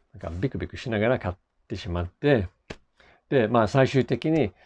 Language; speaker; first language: Japanese; non-native, fluent; English